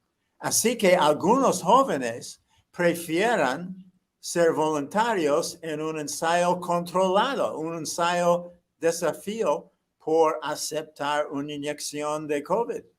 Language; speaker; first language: Spanish; non-native, fluent; English